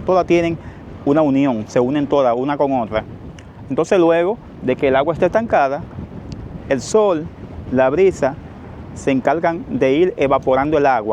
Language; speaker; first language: Spanish; native; Spanish